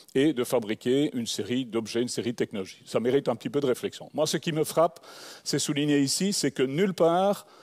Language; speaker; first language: French; native; French